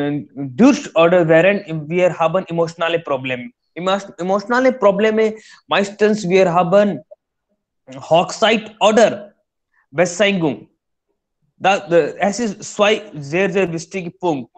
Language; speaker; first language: German; non-native, learner; Hindi